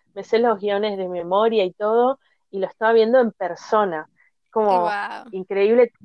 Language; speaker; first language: Spanish; native; Spanish